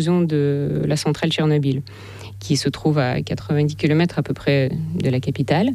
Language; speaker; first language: French; non-native, fluent; Russian